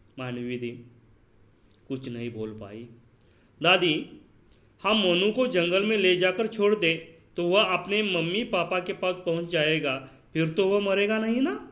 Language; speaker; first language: Hindi; non-native, local second language; Marathi